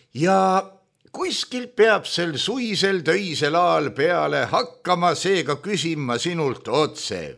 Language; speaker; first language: Estonian; native; Estonian